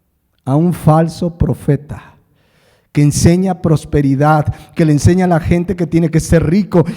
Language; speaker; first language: Spanish; native; Spanish